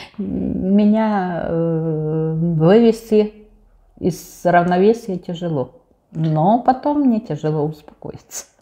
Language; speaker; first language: Russian; native; Russian